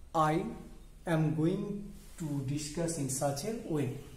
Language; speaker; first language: English; non-native, local second language; Bangla